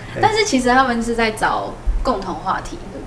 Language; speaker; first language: Chinese; native; Chinese